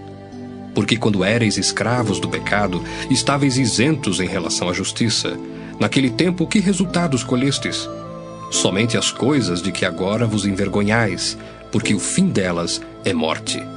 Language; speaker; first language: Portuguese; native; Portuguese